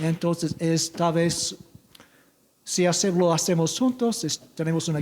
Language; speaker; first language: Spanish; non-native, learner; English